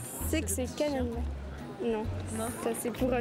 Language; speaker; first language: French; native; French